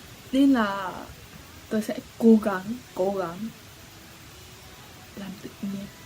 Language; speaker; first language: Vietnamese; early bilingual, heritage; Vietnamese